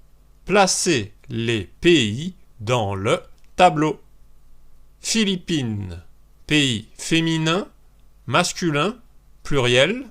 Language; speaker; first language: French; native; French